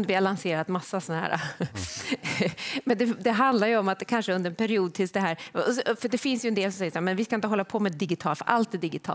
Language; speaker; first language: Swedish; native; Swedish